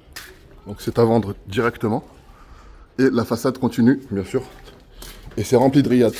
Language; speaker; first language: French; non-native, local second language; Arabic